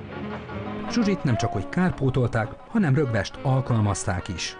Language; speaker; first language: Hungarian; native; Hungarian